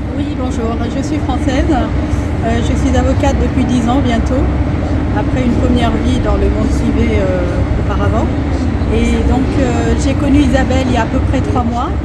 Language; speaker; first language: French; native; French